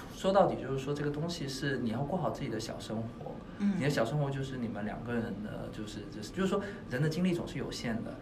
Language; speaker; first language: Chinese; native; Chinese